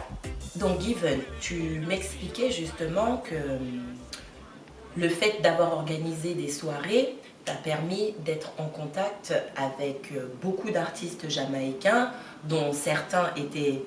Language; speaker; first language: French; native; French